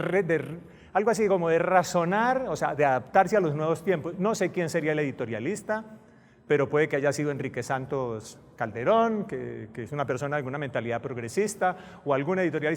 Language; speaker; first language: Spanish; native; Spanish